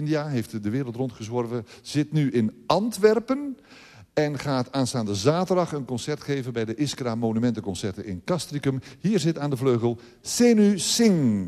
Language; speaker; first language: Dutch; native; Dutch